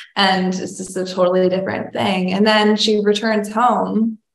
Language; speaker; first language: English; native; English